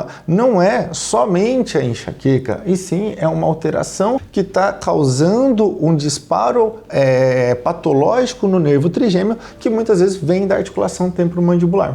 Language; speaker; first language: Portuguese; native; Portuguese